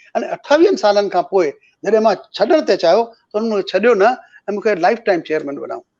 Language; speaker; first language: Sindhi; native; Sindhi